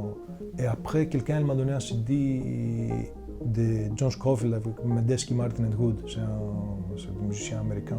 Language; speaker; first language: French; non-native, fluent; Greek